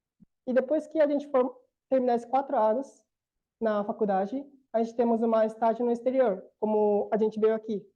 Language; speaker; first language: Portuguese; non-native, learner; Korean